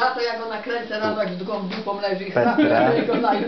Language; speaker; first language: Polish; native; Polish